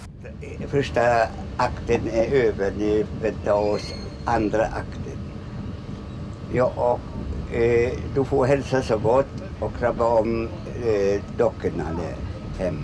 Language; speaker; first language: Swedish; non-native, fluent; Polish